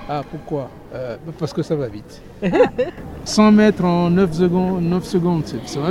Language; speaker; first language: French; native; French